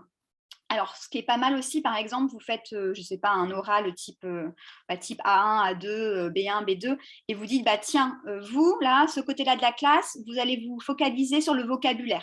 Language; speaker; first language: French; native; French